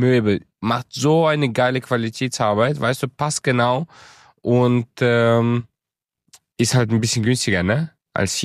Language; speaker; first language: German; early bilingual, other home language; Romanian